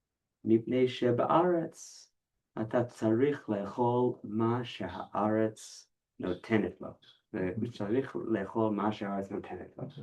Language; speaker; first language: Hebrew; non-native, fluent; English